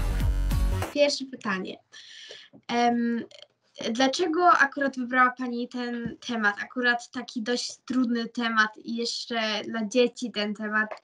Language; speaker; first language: Polish; early bilingual, heritage; German